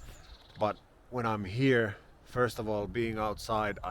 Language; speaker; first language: English; non-native, fluent; Finnish